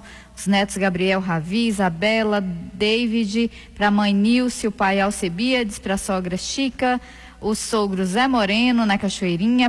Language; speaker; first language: Portuguese; native; Portuguese